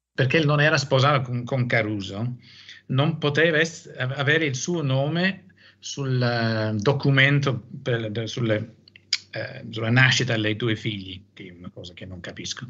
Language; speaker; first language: Italian; non-native, fluent; English